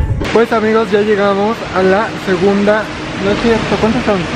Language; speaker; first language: Spanish; native; Spanish